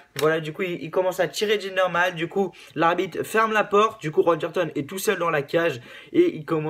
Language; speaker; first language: French; native; French